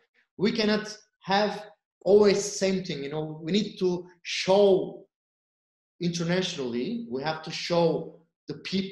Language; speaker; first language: English; non-native, fluent; Turkish